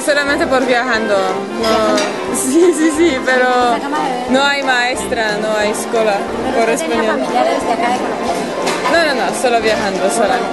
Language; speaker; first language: Spanish; non-native, learner; Polish